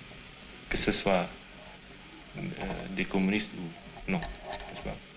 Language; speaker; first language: French; non-native, fluent; Indonesian